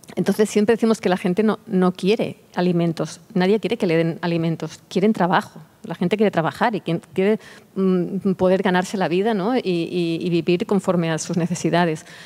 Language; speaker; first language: Spanish; non-native, local second language; Catalan